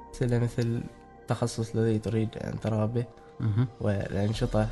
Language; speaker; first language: Arabic; native; Arabic